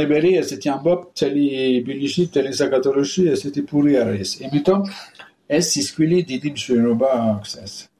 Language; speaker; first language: Georgian; non-native, learner; French